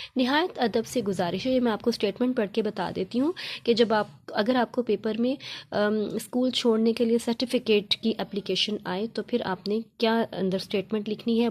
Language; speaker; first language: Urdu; native; Urdu